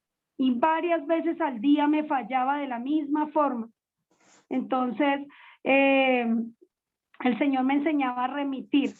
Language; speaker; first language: Spanish; native; Spanish